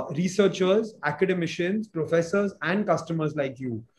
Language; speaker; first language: English; non-native, local second language; Hindi